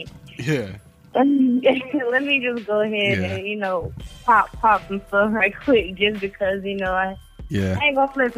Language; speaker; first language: English; native; English